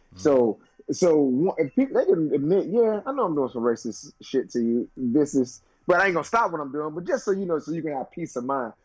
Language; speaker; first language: English; native; English